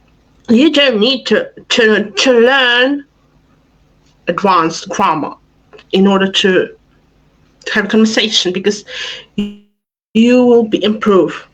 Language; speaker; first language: English; non-native, fluent; Russian